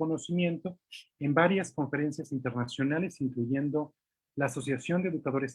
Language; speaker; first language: Spanish; native; Spanish